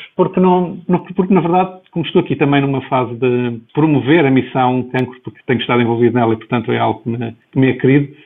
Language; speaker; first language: Portuguese; native; Portuguese